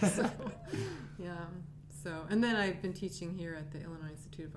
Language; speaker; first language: English; native; English